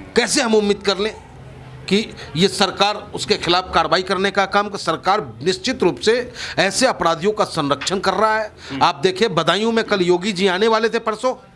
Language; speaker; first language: Hindi; native; Hindi